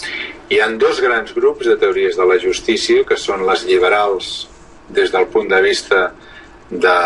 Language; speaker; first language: Catalan; native; Catalan